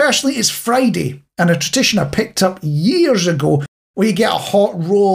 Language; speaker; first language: English; native; English